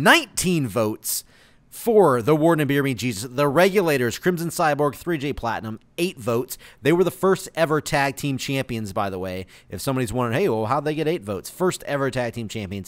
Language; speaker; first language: English; native; English